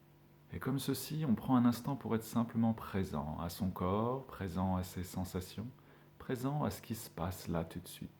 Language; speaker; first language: French; native; French